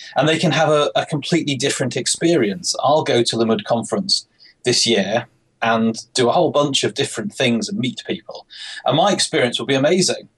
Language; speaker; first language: English; native; English